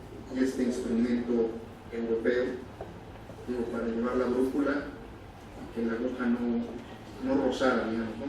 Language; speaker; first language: Spanish; native; Spanish